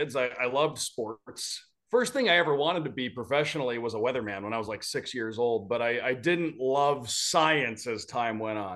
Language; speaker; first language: English; native; English